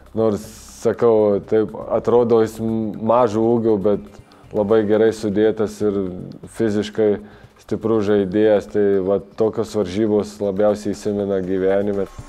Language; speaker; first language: Lithuanian; native; Lithuanian